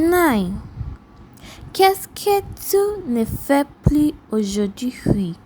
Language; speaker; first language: French; non-native, fluent; English